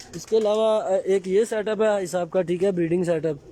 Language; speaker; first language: Urdu; non-native, local second language; Punjabi